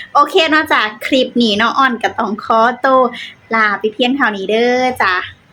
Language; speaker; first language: Thai; native; Thai